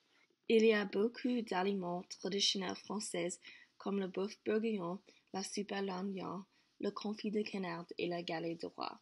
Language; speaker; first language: French; non-native, learner; English